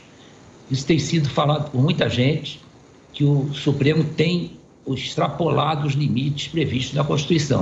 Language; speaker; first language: Portuguese; native; Portuguese